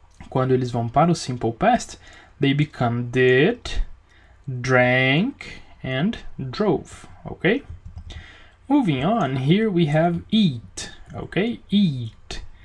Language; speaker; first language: English; non-native, fluent; Portuguese